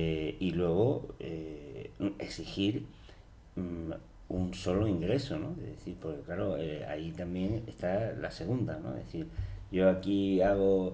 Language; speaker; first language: Spanish; native; Spanish